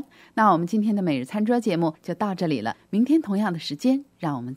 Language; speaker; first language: Chinese; native; Chinese